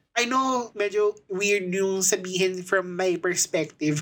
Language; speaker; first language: English; non-native, local second language; Filipino